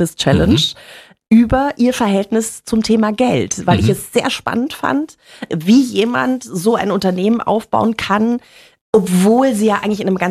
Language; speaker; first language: German; native; German